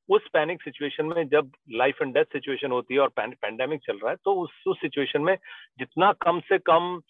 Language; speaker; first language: Hindi; native; Hindi